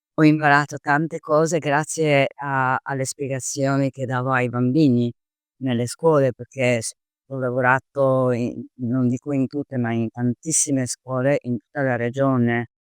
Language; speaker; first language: Italian; non-native, fluent; Croatian